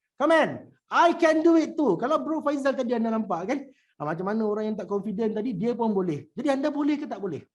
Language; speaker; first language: Malay; native; Malay